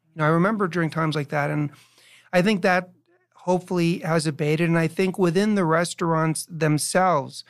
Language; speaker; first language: English; native; English